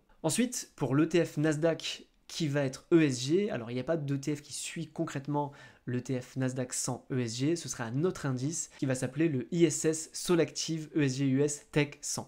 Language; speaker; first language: French; native; French